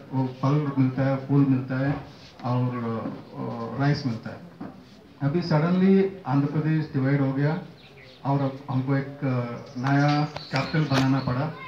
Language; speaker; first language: Hindi; non-native, local second language; Telugu